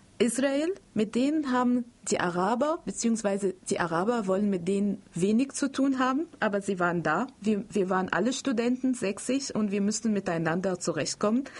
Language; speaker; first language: German; non-native, fluent; Arabic